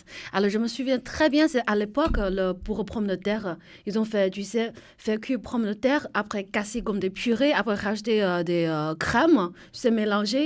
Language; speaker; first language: French; non-native, fluent; Chinese